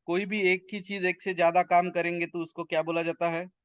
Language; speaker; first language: Hindi; non-native, local second language; Marathi